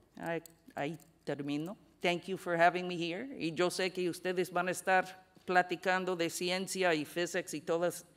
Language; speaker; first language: Spanish; non-native, fluent; English